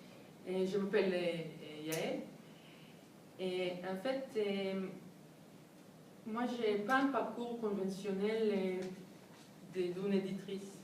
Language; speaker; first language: French; non-native, fluent; Hebrew